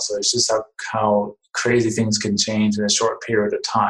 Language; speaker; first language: English; non-native, fluent; Danish